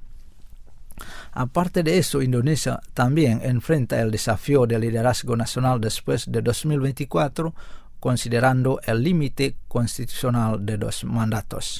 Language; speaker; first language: Spanish; non-native, fluent; Indonesian